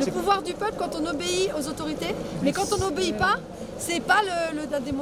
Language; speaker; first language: French; native; French